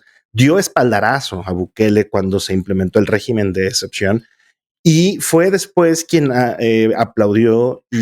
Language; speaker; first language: Spanish; native; Spanish